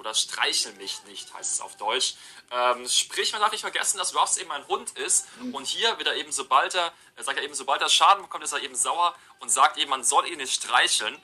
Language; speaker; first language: German; native; German